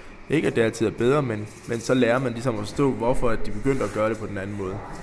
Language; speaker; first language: Danish; native; Danish